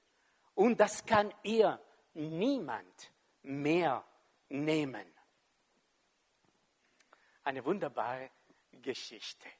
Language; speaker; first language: German; non-native, fluent; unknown